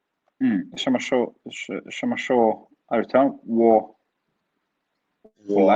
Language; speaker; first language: Chinese; non-native, learner; Swedish